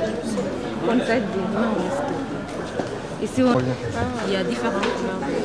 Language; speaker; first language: French; non-native, local second language; Comorian